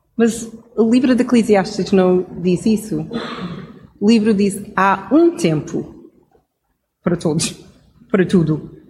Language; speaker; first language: Portuguese; non-native, fluent; English